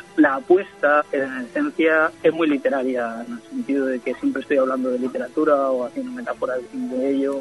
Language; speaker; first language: Spanish; non-native, local second language; Catalan